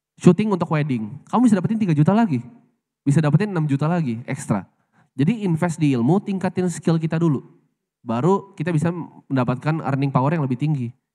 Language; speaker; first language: Indonesian; native; Indonesian